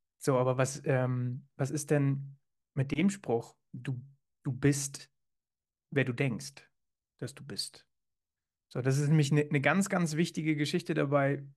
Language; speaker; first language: German; native; German